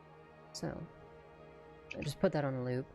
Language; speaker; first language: English; native; English